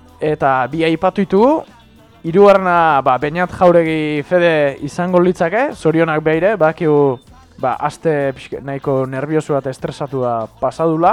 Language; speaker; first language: Basque; native; Basque